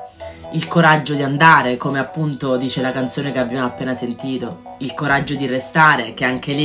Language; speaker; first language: Italian; native; Italian